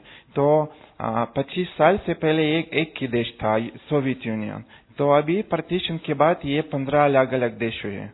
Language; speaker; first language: Hindi; non-native, learner; Russian